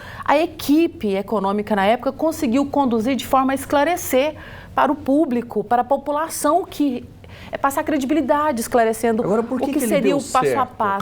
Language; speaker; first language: Portuguese; native; Portuguese